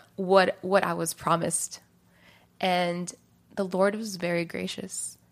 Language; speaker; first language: English; native; English